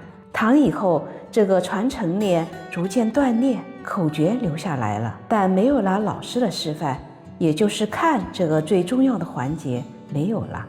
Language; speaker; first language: Chinese; native; Chinese